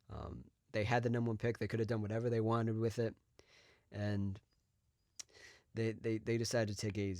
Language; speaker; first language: English; native; English